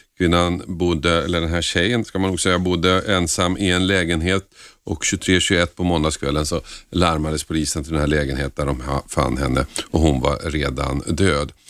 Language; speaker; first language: Swedish; native; Swedish